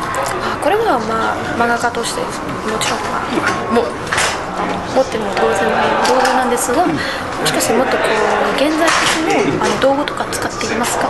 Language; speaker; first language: Japanese; non-native, fluent; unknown